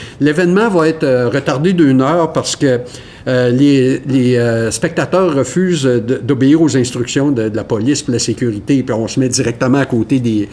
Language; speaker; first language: French; native; French